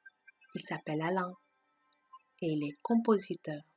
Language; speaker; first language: French; non-native, fluent; Persian